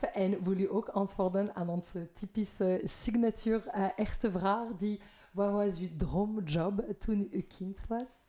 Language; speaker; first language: Dutch; non-native, fluent; French